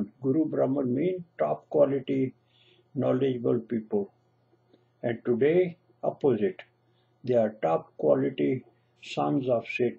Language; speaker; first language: English; non-native, local second language; Punjabi